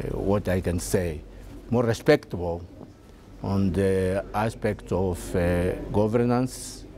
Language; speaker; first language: English; non-native, fluent; Portuguese